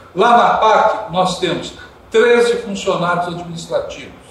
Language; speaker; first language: Portuguese; non-native, fluent; Dutch